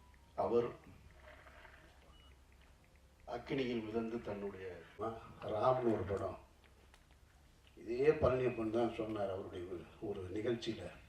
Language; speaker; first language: Tamil; native; Tamil